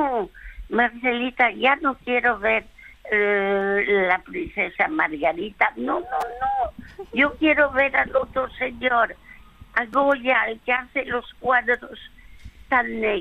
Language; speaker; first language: Spanish; early bilingual, other home language; French